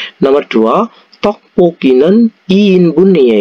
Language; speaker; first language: Korean; non-native, fluent; Indonesian